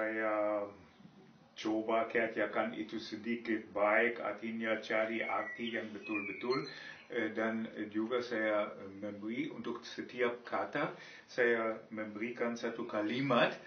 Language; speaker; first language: Indonesian; non-native, fluent; German